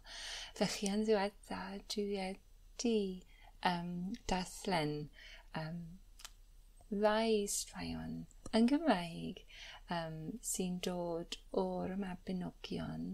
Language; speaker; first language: Welsh; non-native, learner; English